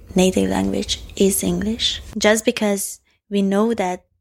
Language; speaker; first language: English; non-native, fluent; Hungarian